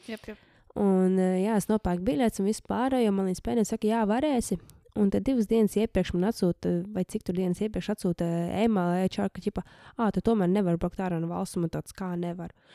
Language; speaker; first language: Latvian; early bilingual, heritage; Latvian